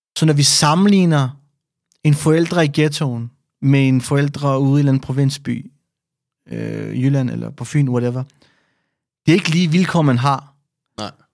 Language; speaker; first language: Danish; early bilingual, other home language; Persian